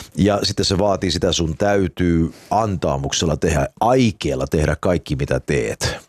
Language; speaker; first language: Finnish; early bilingual, heritage; Finnish